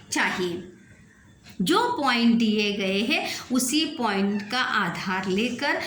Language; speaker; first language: Hindi; non-native, local second language; Marathi